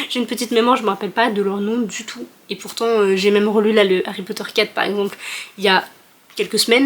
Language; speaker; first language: French; native; French